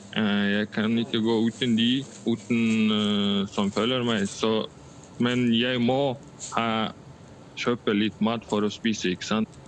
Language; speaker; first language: Norwegian; non-native, learner; Russian